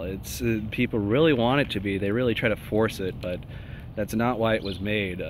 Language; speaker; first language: English; native; English